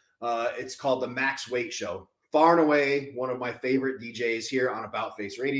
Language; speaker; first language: English; native; English